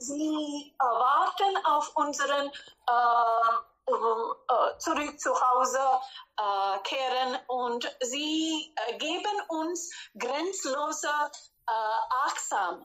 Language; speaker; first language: German; non-native, fluent; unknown